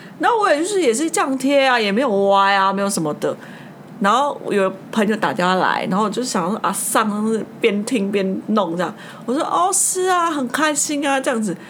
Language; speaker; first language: Chinese; native; Chinese